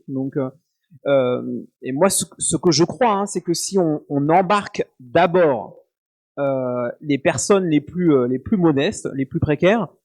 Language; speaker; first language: French; native; French